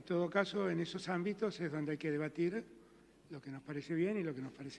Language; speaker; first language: Spanish; native; Spanish